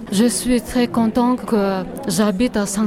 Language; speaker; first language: French; non-native, learner; Kyrgyz